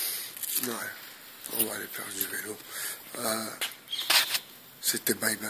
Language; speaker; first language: French; native; French